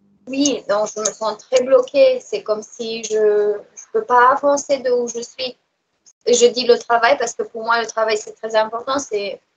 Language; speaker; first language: French; non-native, fluent; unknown